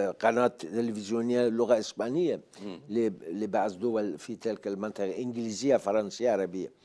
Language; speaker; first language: Arabic; non-native, fluent; Persian